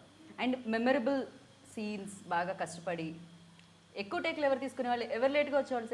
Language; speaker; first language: Telugu; native; Telugu